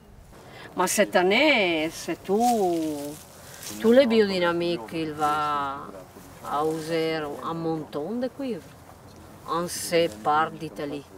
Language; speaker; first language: French; non-native, learner; Italian